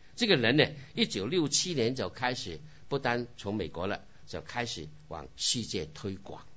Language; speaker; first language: Chinese; non-native, local second language; Cantonese